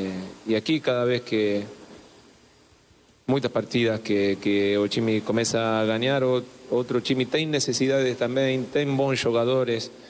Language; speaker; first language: Portuguese; non-native, learner; Spanish